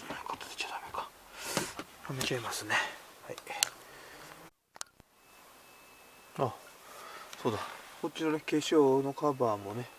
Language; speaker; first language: Japanese; native; Japanese